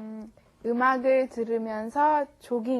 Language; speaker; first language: Korean; non-native, learner; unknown